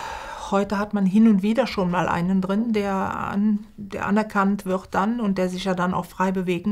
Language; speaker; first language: German; native; German